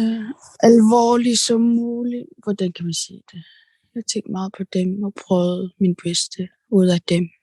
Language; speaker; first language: Danish; non-native, local second language; Kalaallisut